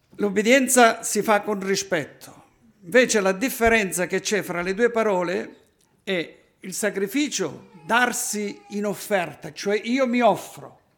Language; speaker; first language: Italian; native; Italian